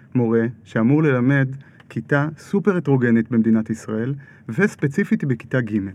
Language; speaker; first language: Hebrew; native; Hebrew